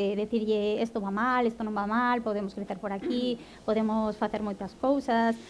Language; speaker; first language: Galician; non-native, local second language; Spanish